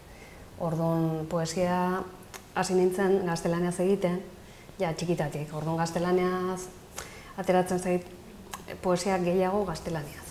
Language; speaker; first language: Basque; non-native, local second language; Spanish